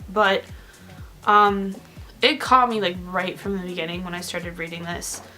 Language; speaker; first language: English; native; English